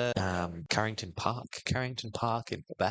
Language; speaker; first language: English; native; English